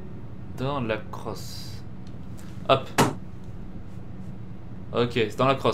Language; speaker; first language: French; native; French